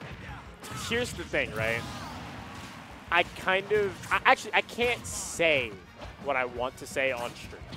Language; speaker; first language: English; native; English